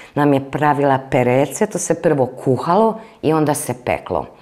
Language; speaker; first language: Croatian; non-native, local second language; Hungarian